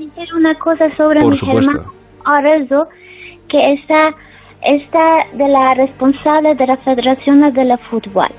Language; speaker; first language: Spanish; non-native, learner; Persian